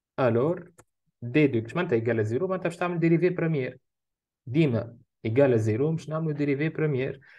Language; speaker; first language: French; non-native, local second language; Arabic